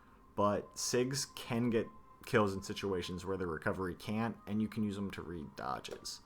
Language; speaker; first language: English; native; English